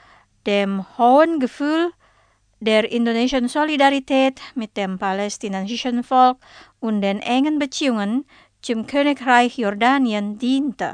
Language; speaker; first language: German; non-native, fluent; Indonesian